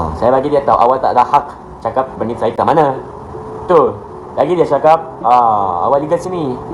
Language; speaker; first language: Malay; non-native, learner; Arabic